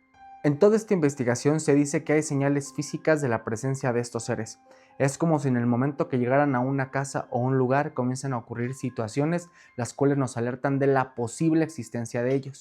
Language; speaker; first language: Spanish; native; Spanish